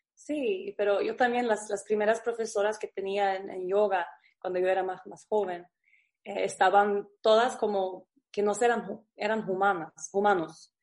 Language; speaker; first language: Spanish; non-native, learner; Swedish